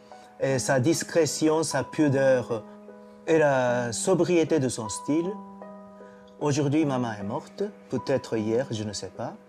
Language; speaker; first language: French; non-native, fluent; Japanese